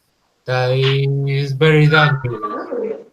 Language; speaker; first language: English; non-native, learner; Spanish